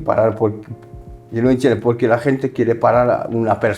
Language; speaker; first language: Spanish; non-native, learner; French